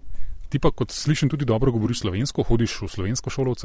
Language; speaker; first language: Slovenian; native; Slovenian